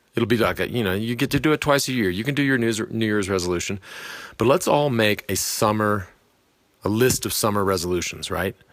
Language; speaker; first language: English; native; English